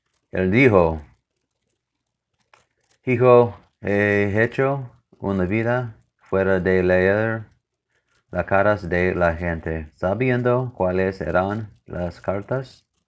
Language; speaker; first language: Spanish; non-native, learner; English